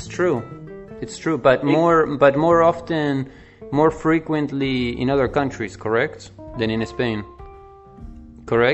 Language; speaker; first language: English; non-native, learner; Spanish